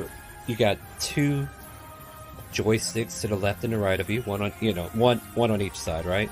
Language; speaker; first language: English; native; English